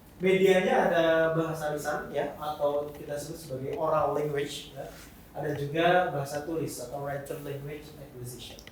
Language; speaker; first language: Indonesian; non-native, local second language; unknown